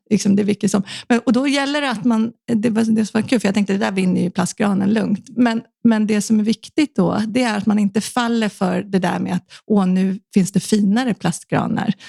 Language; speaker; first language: Swedish; native; Swedish